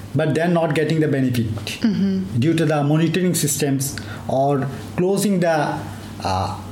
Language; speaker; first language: English; non-native, local second language; Bangla